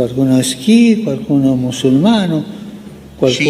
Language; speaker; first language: Italian; non-native, fluent; Spanish